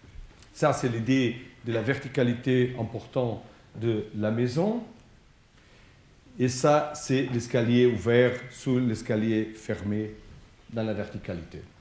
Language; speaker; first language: French; non-native, fluent; Portuguese